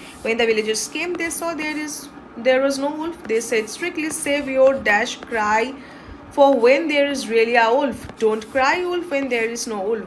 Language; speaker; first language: English; non-native, local second language; Bangla